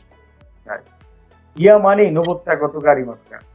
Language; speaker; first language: Japanese; non-native, fluent; Bangla